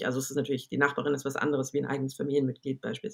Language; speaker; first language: German; native; German